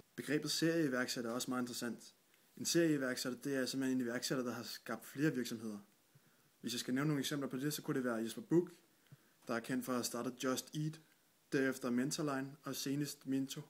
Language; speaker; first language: Danish; native; Danish